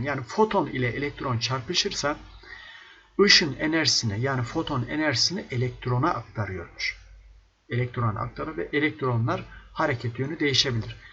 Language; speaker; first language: Turkish; native; Turkish